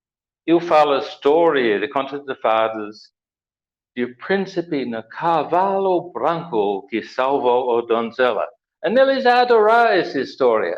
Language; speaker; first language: Portuguese; non-native, learner; English